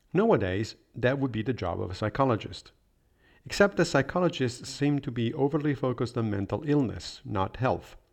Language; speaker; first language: English; non-native, fluent; Italian